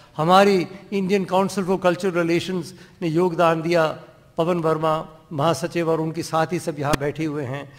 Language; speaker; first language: Hindi; non-native, local second language; Dogri